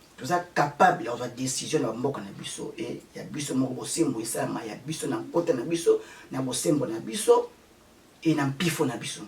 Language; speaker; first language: Lingala; non-native, local second language; Kongo